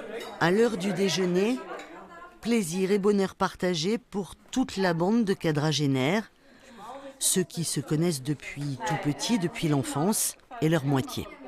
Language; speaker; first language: French; native; French